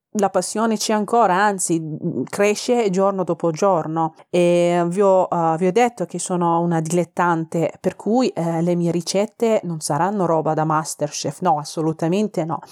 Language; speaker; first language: Italian; non-native, fluent; Persian